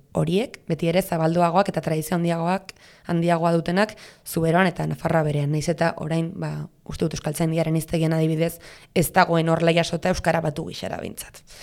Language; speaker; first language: Basque; non-native, local second language; Spanish